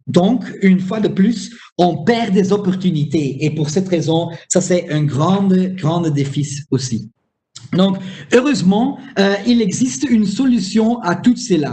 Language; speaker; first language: French; non-native, local second language; Dutch